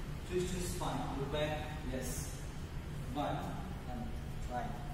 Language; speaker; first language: English; non-native, local second language; Bangla